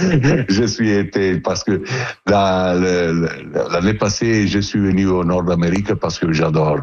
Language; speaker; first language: French; non-native, learner; Italian